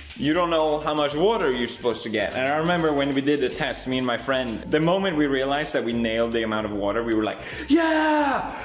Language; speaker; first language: English; non-native, fluent; Swedish